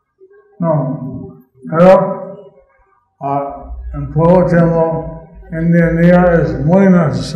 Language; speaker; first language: Spanish; non-native, learner; English